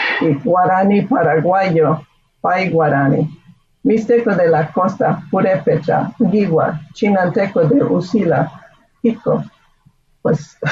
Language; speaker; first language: Spanish; non-native, fluent; English